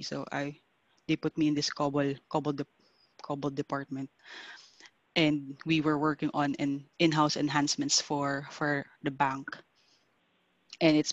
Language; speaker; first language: English; non-native, local second language; Filipino